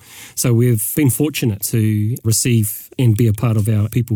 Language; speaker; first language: English; native; English